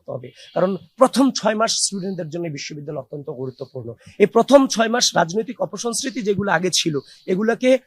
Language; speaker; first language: Bangla; native; Bangla